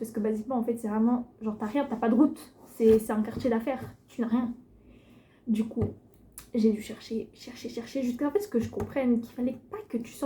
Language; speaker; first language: French; native; French